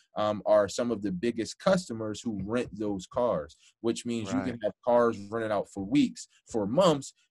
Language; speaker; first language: English; native; English